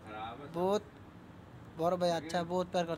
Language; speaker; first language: Hindi; non-native, learner; Bangla